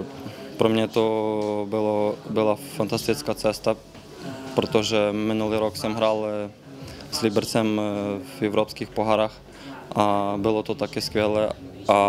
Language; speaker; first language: Czech; non-native, fluent; Ukrainian